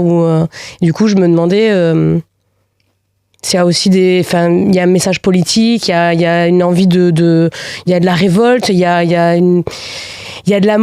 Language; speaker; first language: French; native; French